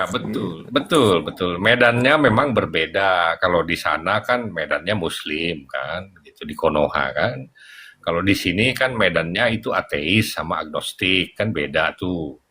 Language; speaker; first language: Indonesian; native; Indonesian